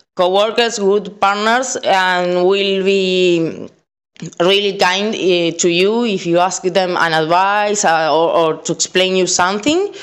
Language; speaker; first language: English; non-native, fluent; Spanish